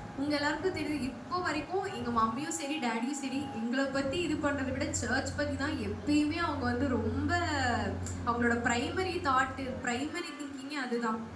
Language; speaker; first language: Tamil; non-native, local second language; Telugu